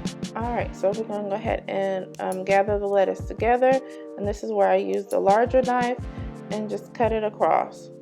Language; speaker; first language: English; native; English